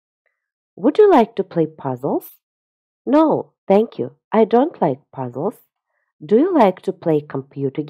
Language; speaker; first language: English; non-native, fluent; Russian